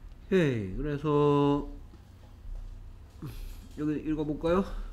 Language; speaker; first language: Korean; native; Korean